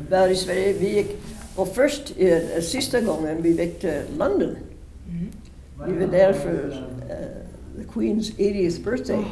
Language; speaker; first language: Swedish; early bilingual, heritage; English